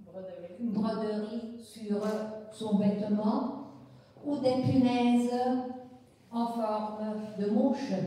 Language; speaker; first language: French; non-native, fluent; Italian